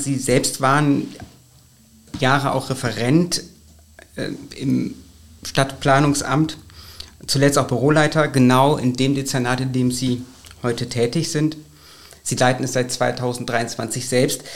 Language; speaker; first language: German; native; German